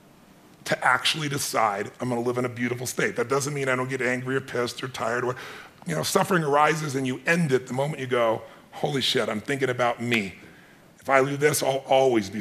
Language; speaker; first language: English; native; English